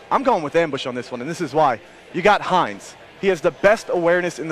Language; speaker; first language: English; native; English